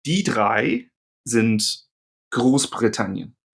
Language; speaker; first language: German; non-native, fluent; English